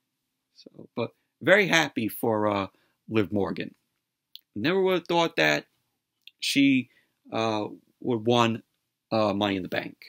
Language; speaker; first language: English; native; English